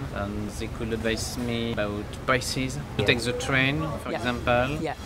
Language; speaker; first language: English; non-native, learner; French